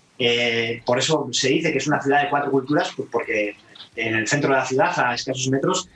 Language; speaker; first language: Spanish; native; Spanish